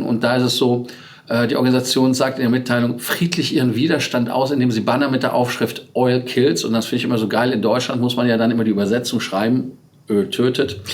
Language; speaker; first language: German; native; German